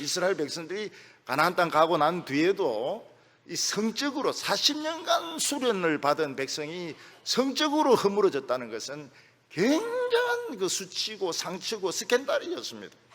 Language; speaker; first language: Korean; native; Korean